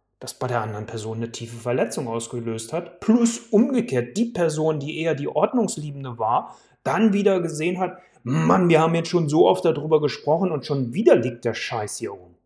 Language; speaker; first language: German; native; German